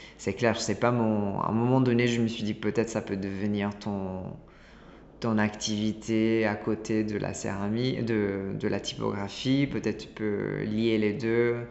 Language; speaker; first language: French; non-native, fluent; Italian